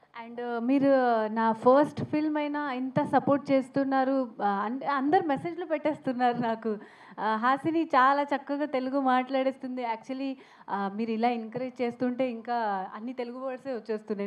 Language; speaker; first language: Telugu; non-native, learner; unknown